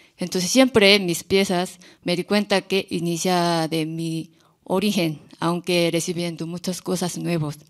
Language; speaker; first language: Spanish; non-native, learner; Korean